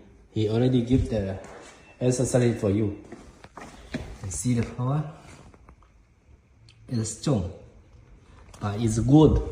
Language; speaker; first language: English; non-native, learner; Chinese